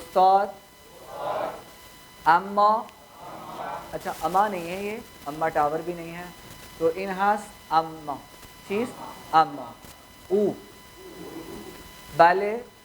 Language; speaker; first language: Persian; non-native, fluent; Urdu